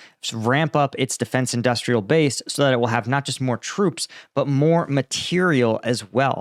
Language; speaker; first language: English; native; English